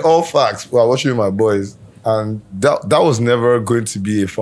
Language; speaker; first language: English; native; English